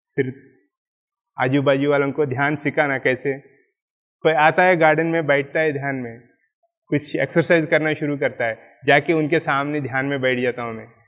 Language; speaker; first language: Hindi; non-native, local second language; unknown